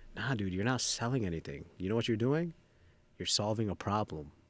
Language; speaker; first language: English; early bilingual, other home language; Bangla